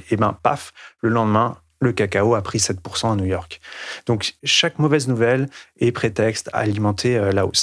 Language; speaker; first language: French; native; French